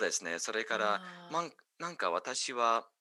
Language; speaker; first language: Japanese; non-native, learner; English